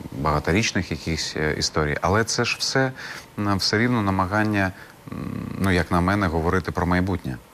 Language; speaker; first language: Ukrainian; non-native, local second language; Crimean Tatar